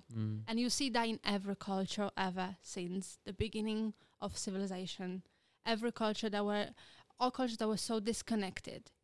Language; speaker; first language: English; non-native, fluent; Polish